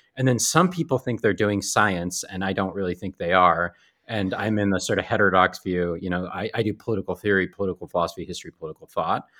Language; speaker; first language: English; native; English